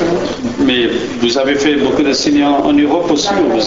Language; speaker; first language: French; non-native, learner; Spanish